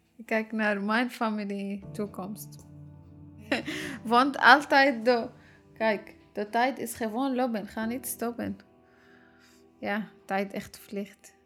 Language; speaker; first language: Dutch; non-native, learner; Arabic